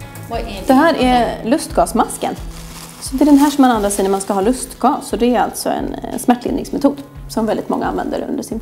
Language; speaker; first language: Swedish; native; Swedish